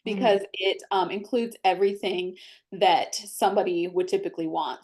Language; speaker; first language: English; native; English